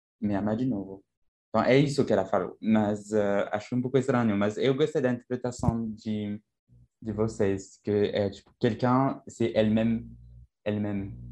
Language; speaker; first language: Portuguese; non-native, learner; French